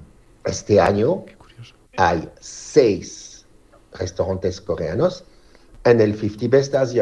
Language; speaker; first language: Spanish; non-native, learner; French